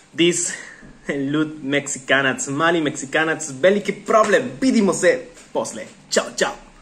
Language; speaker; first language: Serbian; non-native, learner; Spanish